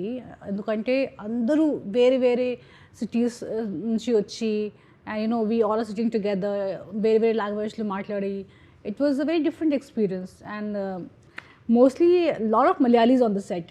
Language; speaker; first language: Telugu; non-native, learner; Hindi